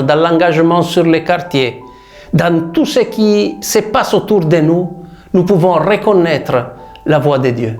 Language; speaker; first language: French; non-native, fluent; Italian